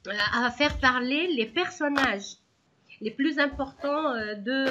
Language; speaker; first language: French; non-native, local second language; Arabic